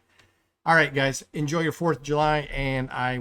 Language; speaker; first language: English; native; English